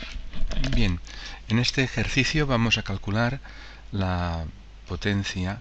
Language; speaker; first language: Spanish; native; Spanish